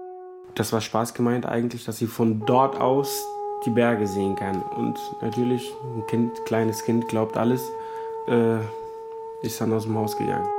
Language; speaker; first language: German; non-native, fluent; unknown